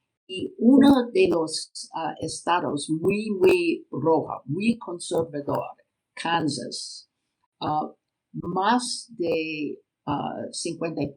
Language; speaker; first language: Spanish; non-native, learner; English